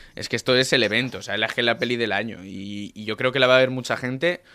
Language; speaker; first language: Spanish; non-native, local second language; Catalan